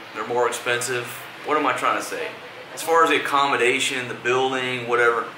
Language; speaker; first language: English; native; English